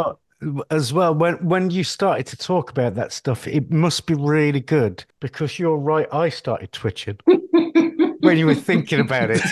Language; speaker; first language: English; native; English